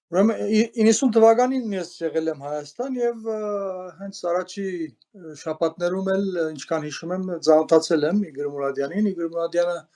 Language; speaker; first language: Armenian; early bilingual, heritage; Armenian